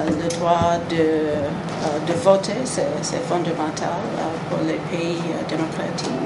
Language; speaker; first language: French; non-native, learner; English